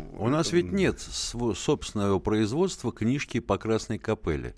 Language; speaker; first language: Russian; native; Russian